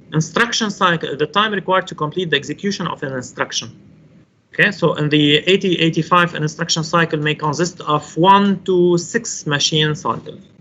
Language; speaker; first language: English; non-native, local second language; Arabic